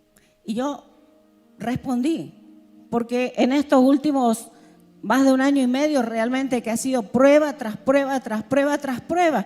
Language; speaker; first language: Spanish; native; Spanish